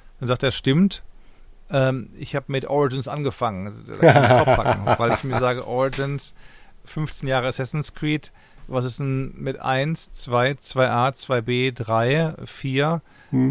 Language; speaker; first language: German; native; German